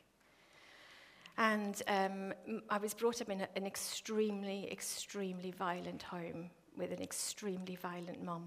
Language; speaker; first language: English; native; English